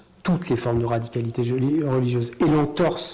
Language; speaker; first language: French; native; French